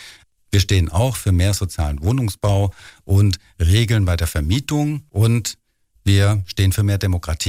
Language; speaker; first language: German; native; German